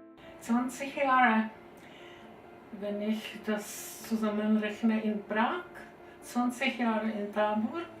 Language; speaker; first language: German; non-native, fluent; Czech